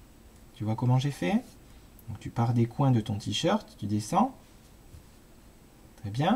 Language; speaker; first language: French; native; French